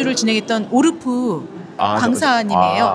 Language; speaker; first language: Korean; native; Korean